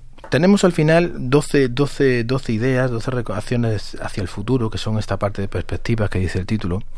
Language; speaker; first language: Spanish; native; Spanish